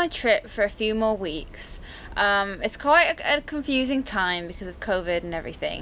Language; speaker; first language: English; native; English